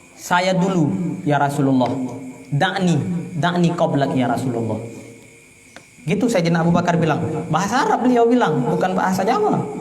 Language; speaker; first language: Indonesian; non-native, local second language; Achinese